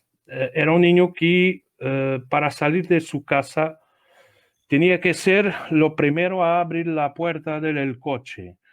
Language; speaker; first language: Spanish; non-native, learner; Portuguese